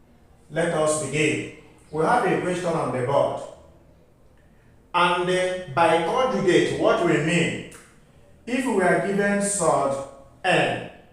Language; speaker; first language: English; non-native, local second language; Igbo